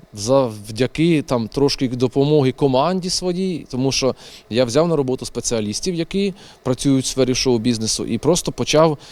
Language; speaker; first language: Ukrainian; native; Ukrainian